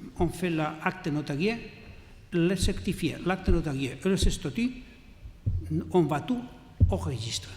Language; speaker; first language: French; non-native, learner; Catalan